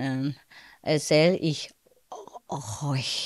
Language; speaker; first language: German; non-native, learner; Vietnamese